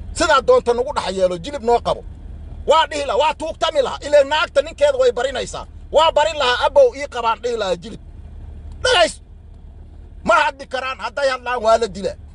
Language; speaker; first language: Somali; native; Somali